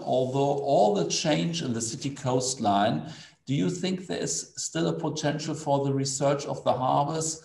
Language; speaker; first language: English; non-native, fluent; German